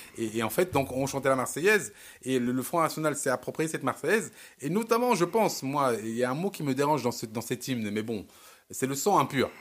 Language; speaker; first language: French; early bilingual, other home language; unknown